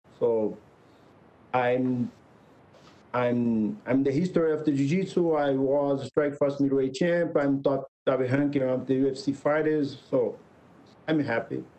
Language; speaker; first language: English; non-native, learner; Portuguese